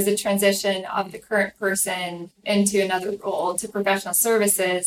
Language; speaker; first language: English; non-native, fluent; Ukrainian